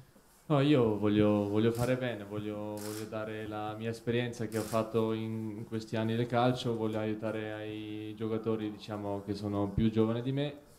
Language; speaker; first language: Italian; non-native, fluent; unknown